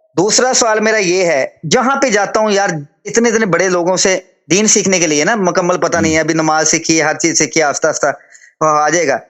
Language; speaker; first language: Urdu; non-native, local second language; Punjabi